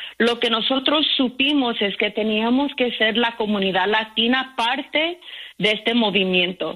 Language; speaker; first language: Spanish; early bilingual, heritage; Spanish